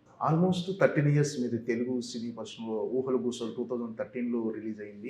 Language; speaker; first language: Telugu; native; Telugu